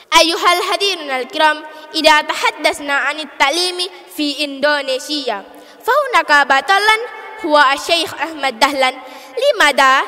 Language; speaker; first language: Arabic; non-native, learner; Indonesian